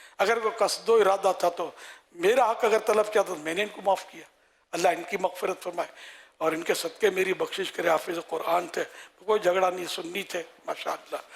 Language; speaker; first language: Urdu; native; Urdu